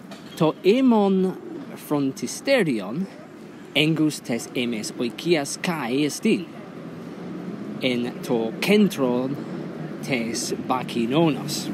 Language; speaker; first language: Greek; non-native, fluent; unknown